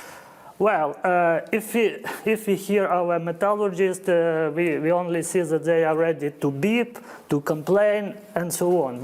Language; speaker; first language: English; non-native, fluent; Ukrainian